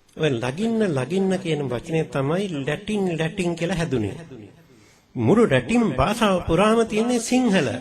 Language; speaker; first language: Sinhala; native; Sinhala